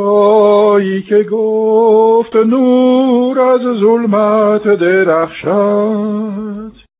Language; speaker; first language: Persian; non-native, fluent; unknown